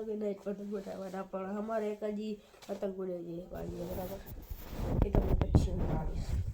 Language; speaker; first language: Gujarati; non-native, local second language; Kachhi